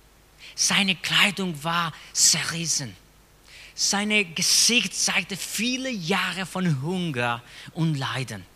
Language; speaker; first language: German; non-native, fluent; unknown